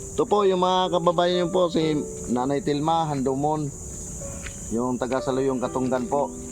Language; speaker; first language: Filipino; non-native, local second language; Masbatenyo